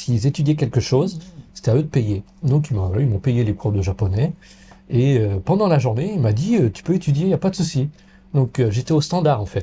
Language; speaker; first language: French; native; French